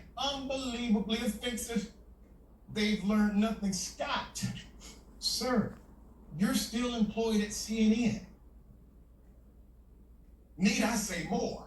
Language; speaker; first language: English; native; English